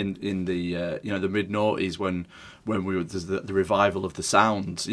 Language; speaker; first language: English; native; English